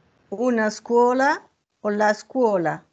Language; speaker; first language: Italian; non-native, learner; Spanish